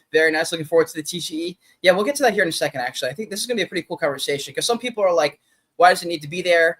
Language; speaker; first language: English; native; English